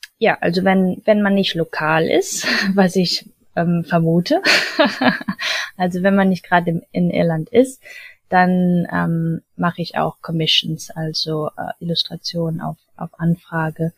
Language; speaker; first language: German; early bilingual, heritage; German